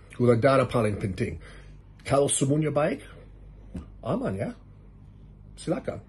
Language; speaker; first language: Indonesian; non-native, learner; English